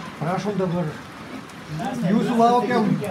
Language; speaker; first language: Lithuanian; native; Lithuanian